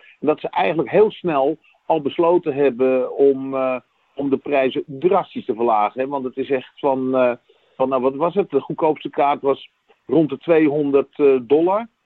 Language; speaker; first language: Dutch; native; Dutch